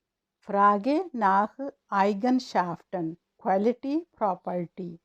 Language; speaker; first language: German; non-native, learner; Urdu